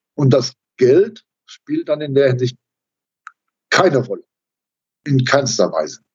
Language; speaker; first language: German; native; German